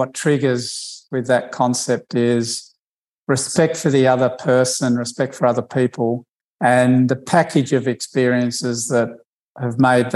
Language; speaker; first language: English; native; English